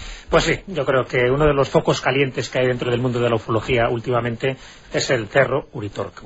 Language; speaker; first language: Spanish; native; Spanish